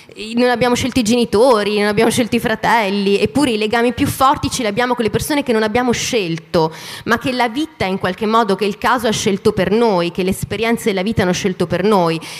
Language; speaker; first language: Italian; native; Italian